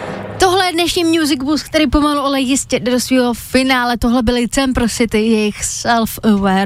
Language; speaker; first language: Czech; native; Czech